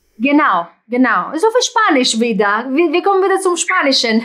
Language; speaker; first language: German; non-native, fluent; Greek